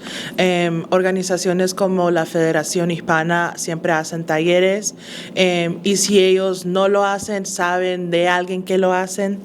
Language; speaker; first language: Spanish; early bilingual, other home language; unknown